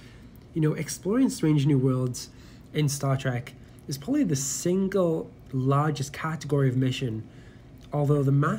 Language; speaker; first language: English; native; English